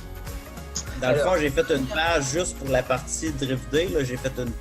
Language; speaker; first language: French; native; French